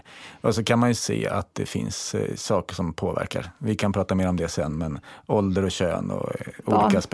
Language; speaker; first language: Swedish; native; Swedish